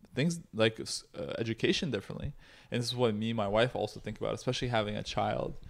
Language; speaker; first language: English; native; English